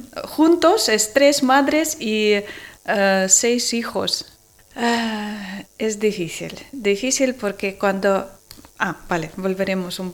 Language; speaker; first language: Spanish; non-native, learner; Ukrainian